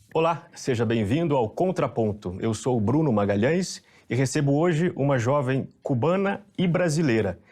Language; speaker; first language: Portuguese; native; Portuguese